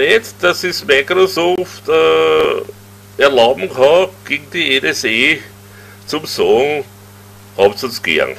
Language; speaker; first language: German; native; German